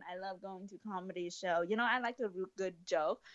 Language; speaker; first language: English; non-native, fluent; Vietnamese